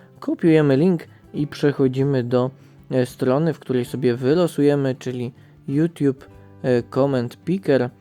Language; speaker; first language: Polish; native; Polish